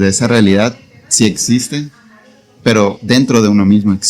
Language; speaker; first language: Spanish; native; Spanish